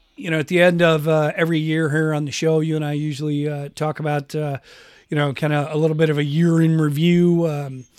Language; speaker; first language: English; native; English